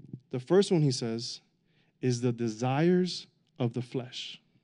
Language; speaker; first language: English; early bilingual, other home language; Spanish